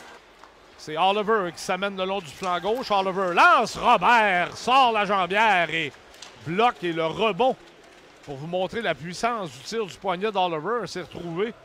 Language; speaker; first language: French; native; French